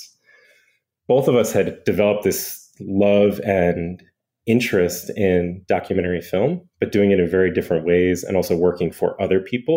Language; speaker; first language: English; native; English